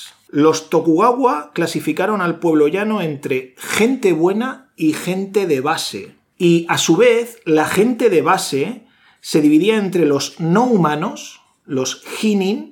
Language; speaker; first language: Spanish; native; Spanish